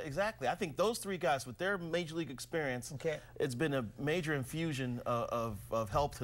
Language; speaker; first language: English; native; English